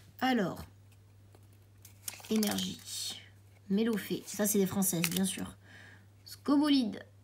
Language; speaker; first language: French; native; French